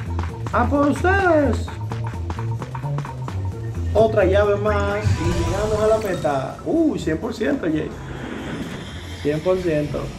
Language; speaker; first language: Spanish; native; Spanish